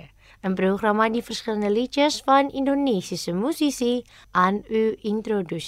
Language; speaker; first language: Dutch; non-native, learner; Indonesian